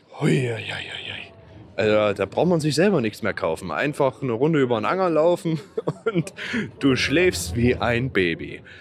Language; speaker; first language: German; native; German